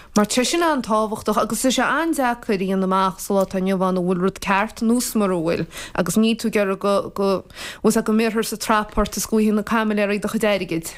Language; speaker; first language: Irish; native; Irish